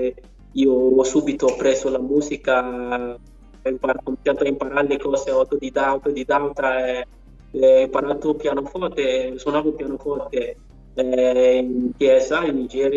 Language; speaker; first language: Italian; non-native, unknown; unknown